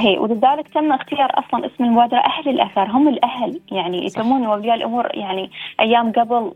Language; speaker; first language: Arabic; native; Arabic